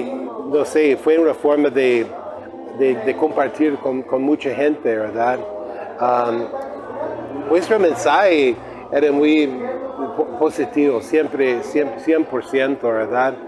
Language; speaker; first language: Spanish; non-native, fluent; English